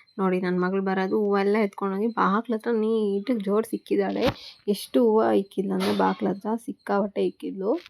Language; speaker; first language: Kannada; non-native, local second language; Telugu